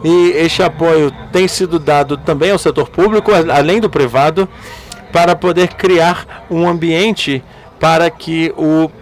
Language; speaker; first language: Portuguese; non-native, learner; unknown